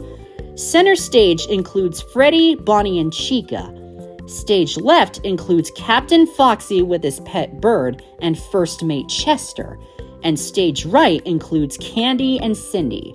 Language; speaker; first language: English; native; English